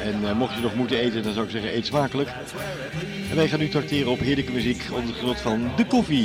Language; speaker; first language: Dutch; native; Dutch